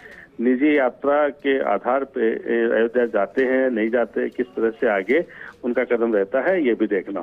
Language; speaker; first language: Hindi; native; Hindi